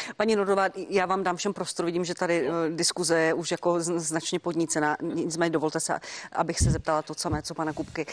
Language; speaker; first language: Czech; native; Czech